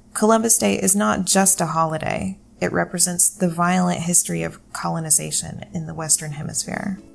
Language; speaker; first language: English; native; English